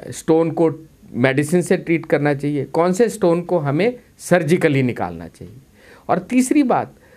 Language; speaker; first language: Hindi; non-native, local second language; Punjabi